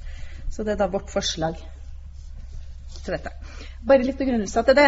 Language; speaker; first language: Norwegian; native; Norwegian